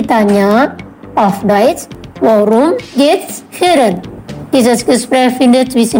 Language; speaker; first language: German; non-native, learner; Indonesian